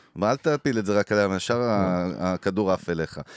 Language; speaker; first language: Hebrew; native; Hebrew